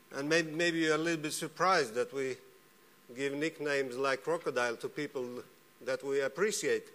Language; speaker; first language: English; non-native, fluent; Estonian